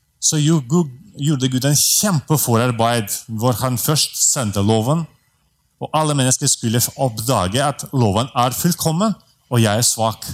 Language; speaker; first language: Norwegian; non-native, fluent; Russian